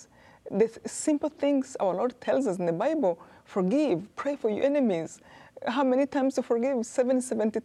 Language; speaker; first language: English; non-native, local second language; Kinyarwanda